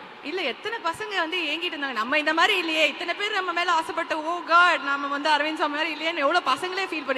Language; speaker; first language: Tamil; native; Tamil